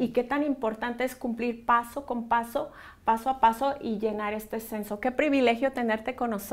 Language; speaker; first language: Spanish; native; Spanish